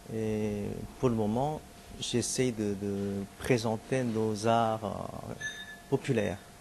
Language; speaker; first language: French; non-native, fluent; Korean